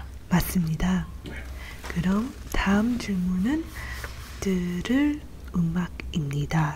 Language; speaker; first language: Korean; non-native, learner; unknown